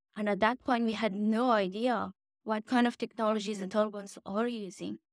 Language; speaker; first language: English; non-native, fluent; Persian